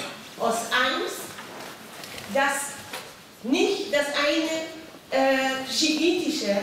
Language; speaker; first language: German; non-native, fluent; Persian